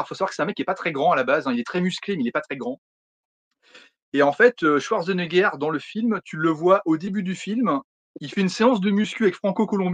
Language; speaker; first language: French; native; French